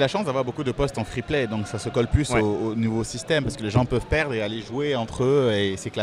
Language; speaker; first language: French; native; French